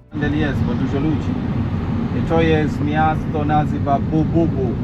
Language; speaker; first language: Polish; non-native, learner; Swahili